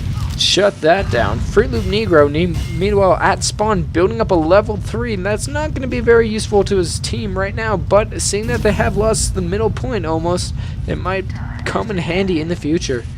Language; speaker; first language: English; native; English